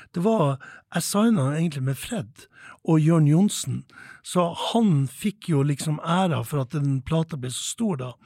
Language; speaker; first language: Norwegian; native; Norwegian